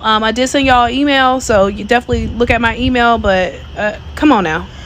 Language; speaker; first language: English; native; English